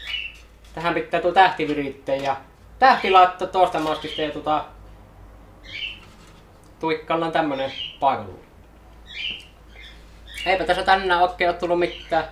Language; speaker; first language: Finnish; native; Finnish